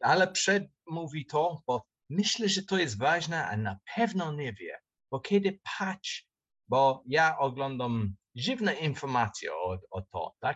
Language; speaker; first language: Polish; non-native, learner; English